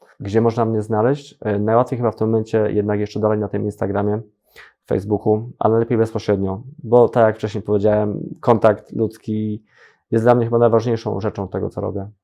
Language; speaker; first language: Polish; native; Polish